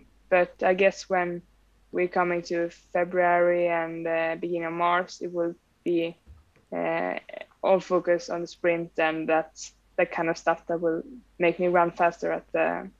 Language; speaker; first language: English; non-native, fluent; Swedish